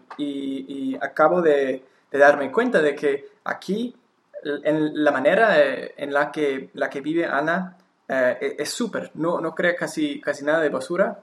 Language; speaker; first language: Spanish; non-native, learner; English